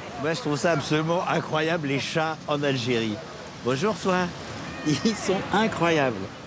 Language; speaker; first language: French; native; French